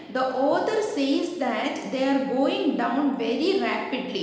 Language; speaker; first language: English; non-native, local second language; Malayalam